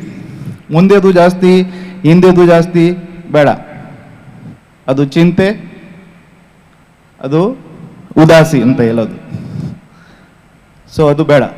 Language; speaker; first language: Kannada; non-native, fluent; Hindi